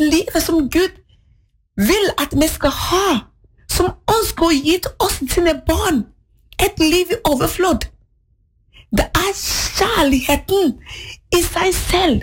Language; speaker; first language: Norwegian; non-native, fluent; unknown